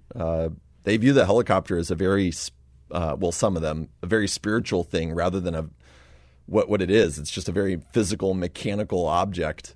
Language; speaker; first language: English; native; English